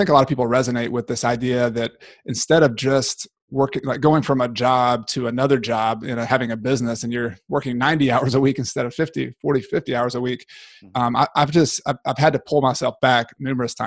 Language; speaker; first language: English; native; English